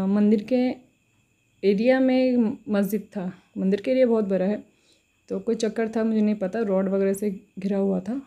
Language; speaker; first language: Hindi; non-native, local second language; Bangla